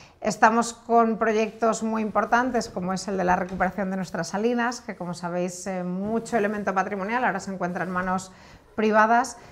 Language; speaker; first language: Spanish; native; Spanish